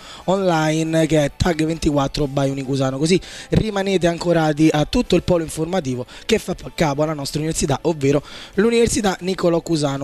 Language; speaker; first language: Italian; native; Italian